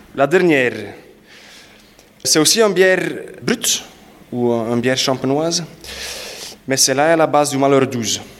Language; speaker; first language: French; non-native, local second language; Dutch